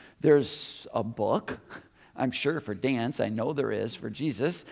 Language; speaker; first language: English; native; English